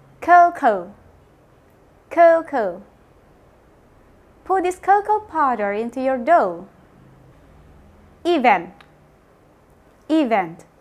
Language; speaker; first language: English; non-native, fluent; Indonesian